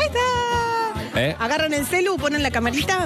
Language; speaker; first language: Spanish; native; Spanish